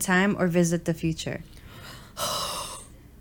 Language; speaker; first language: English; native; English